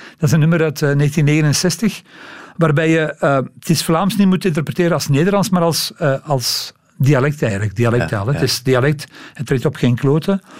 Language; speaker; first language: Dutch; native; Dutch